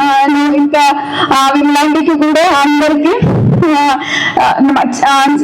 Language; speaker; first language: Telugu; non-native, local second language; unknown